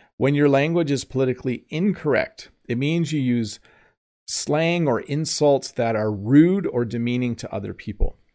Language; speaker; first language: English; native; English